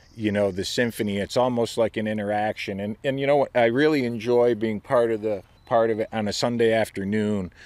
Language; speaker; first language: English; native; English